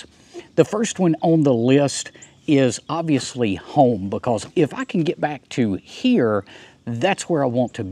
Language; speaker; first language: English; native; English